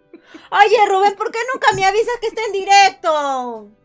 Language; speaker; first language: Spanish; native; Spanish